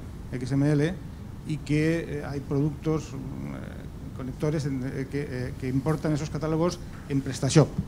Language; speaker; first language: Spanish; native; Spanish